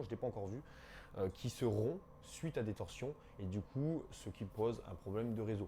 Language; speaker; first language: French; native; French